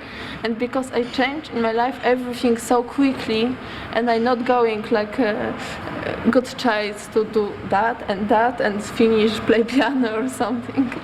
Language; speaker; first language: English; non-native, learner; Polish